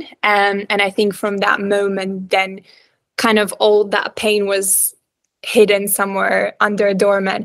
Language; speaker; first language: English; non-native, fluent; Latvian